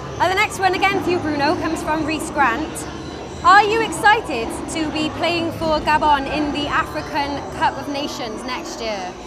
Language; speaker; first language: English; native; English